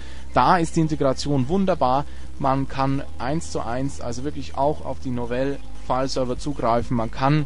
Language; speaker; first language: German; native; German